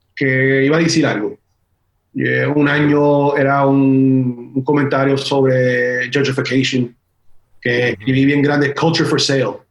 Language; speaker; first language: Spanish; early bilingual, heritage; Spanish